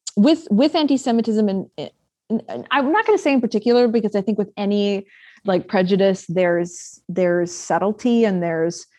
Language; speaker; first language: English; native; English